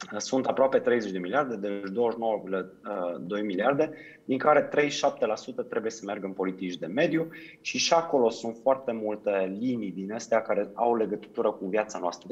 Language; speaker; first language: Romanian; native; Romanian